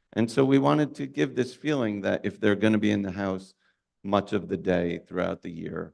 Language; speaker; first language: English; native; English